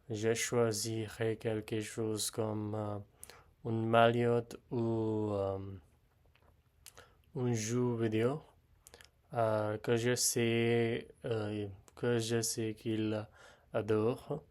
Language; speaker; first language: French; non-native, learner; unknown